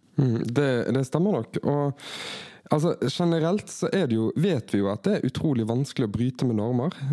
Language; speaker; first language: Norwegian; native; Norwegian